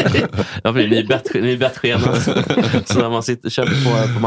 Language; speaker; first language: Swedish; native; Swedish